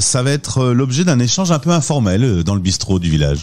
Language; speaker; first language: French; native; French